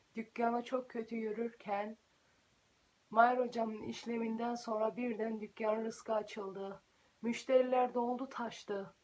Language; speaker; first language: Turkish; early bilingual, heritage; Turkish